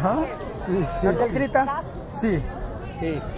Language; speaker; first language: Spanish; non-native, learner; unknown